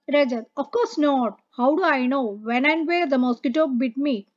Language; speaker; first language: English; non-native, local second language; Malayalam